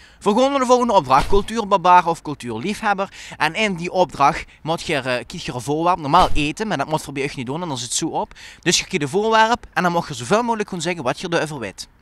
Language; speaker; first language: Dutch; native; Dutch